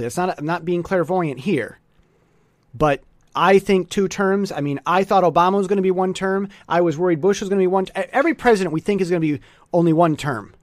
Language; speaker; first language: English; native; English